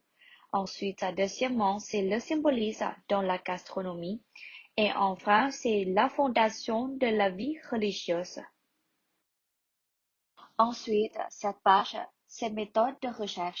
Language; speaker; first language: French; non-native, learner; Thai